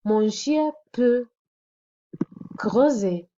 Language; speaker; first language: French; non-native, fluent; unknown